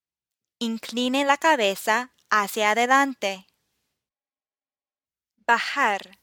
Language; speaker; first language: Spanish; non-native, fluent; English